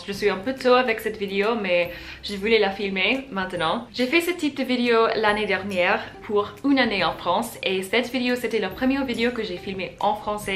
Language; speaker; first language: French; non-native, fluent; English